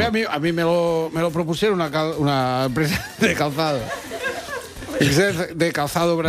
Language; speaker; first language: Spanish; native; Spanish